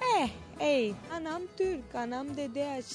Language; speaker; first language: Turkish; early bilingual, heritage; Turkish